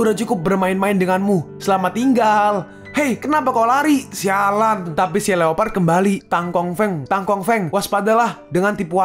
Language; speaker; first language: Indonesian; native; Indonesian